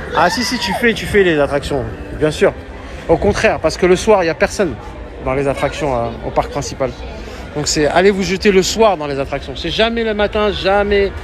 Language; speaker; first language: French; early bilingual, other home language; Arabic